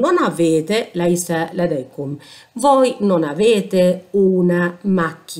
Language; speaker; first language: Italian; non-native, fluent; Arabic